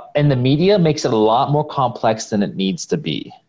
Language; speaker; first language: English; native; English